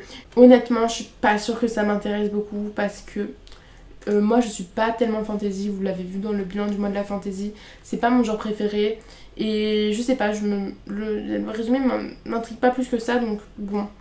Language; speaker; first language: French; native; French